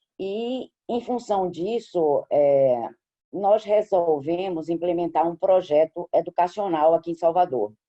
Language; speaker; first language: Portuguese; native; Portuguese